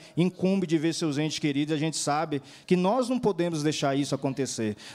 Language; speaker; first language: Portuguese; native; Portuguese